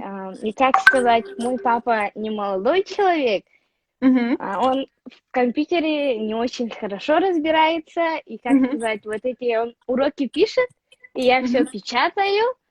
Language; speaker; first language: Russian; non-native, local second language; Yakut